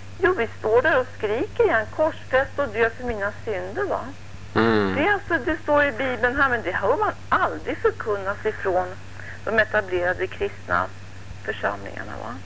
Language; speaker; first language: Swedish; native; Swedish